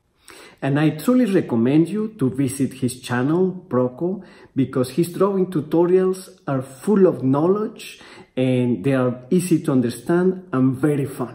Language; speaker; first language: English; non-native, fluent; Spanish